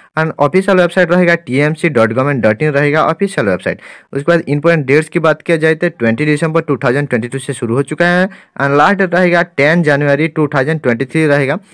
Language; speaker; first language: Hindi; non-native, local second language; Bangla